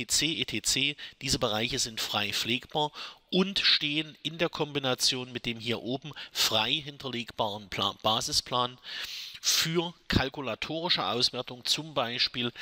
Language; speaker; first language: German; native; German